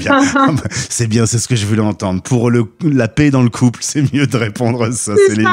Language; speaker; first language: French; native; French